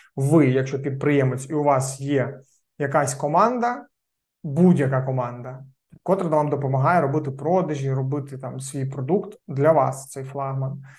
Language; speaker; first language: Ukrainian; non-native, local second language; Russian